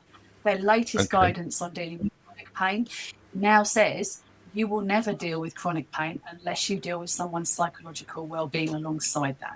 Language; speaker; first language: English; native; English